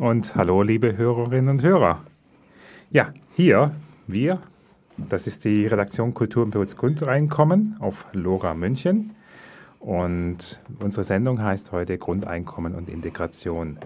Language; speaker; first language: German; native; German